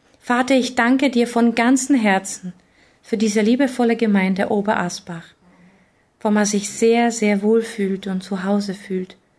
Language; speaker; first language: German; early bilingual, other home language; Czech